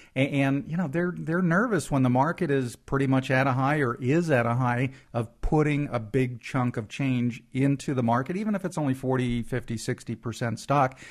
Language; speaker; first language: English; native; English